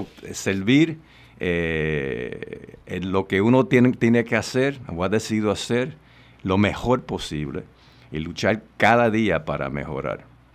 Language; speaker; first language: Spanish; native; Spanish